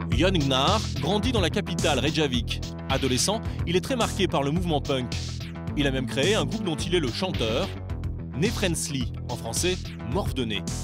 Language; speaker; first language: French; native; French